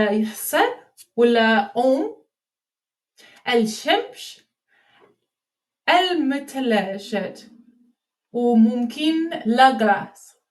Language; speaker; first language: Arabic; non-native, learner; English